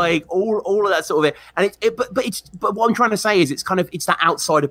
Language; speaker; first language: English; native; English